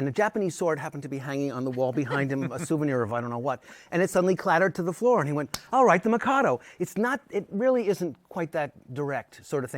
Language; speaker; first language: English; native; English